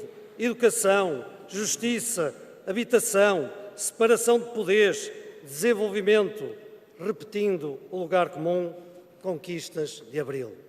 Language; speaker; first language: Portuguese; native; Portuguese